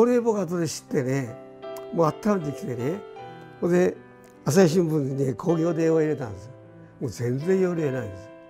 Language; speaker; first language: Japanese; native; Japanese